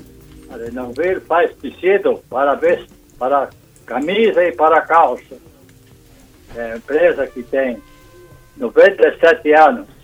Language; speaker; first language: Portuguese; non-native, local second language; German